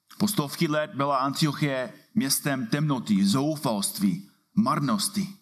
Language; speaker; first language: Czech; non-native, fluent; English